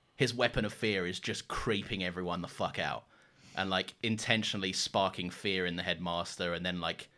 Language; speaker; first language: English; native; English